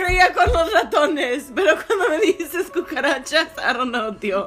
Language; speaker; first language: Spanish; early bilingual, heritage; Spanish